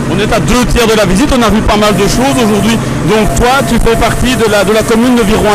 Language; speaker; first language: French; native; French